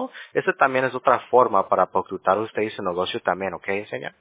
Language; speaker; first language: Spanish; early bilingual, heritage; English